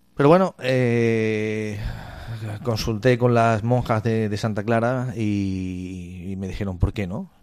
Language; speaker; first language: Spanish; native; Spanish